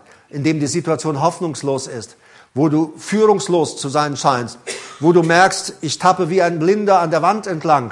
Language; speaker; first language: German; native; German